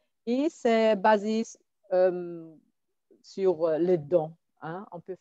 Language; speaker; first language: French; non-native, fluent; German